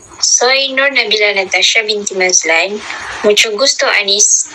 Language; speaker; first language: Spanish; non-native, learner; Malay